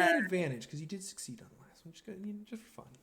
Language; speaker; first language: English; native; English